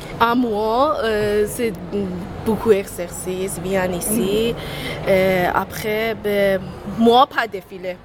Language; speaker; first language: French; non-native, learner; Persian